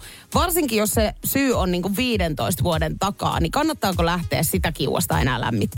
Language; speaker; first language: Finnish; native; Finnish